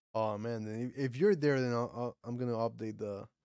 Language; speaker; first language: English; non-native, fluent; Spanish